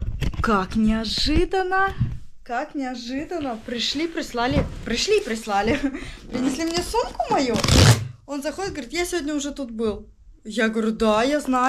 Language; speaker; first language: Russian; native; Russian